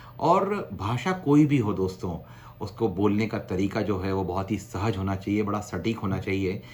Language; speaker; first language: Hindi; non-native, local second language; Gujarati